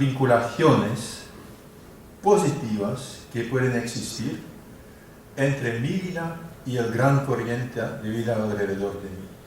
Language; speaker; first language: Spanish; non-native, fluent; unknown